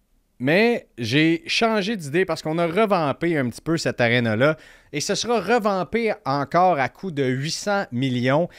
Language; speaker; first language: French; native; French